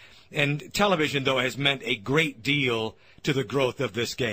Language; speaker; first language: English; native; English